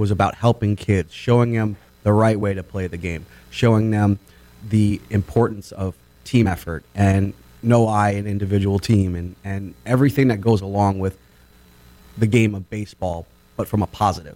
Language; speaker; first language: English; native; English